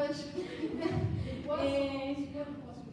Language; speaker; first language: French; non-native, learner; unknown